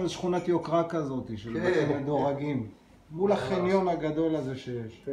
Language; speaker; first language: Hebrew; native; Hebrew